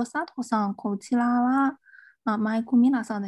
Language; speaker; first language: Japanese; non-native, fluent; Chinese